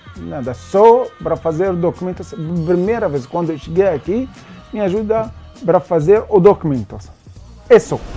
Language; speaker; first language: Portuguese; non-native, learner; Arabic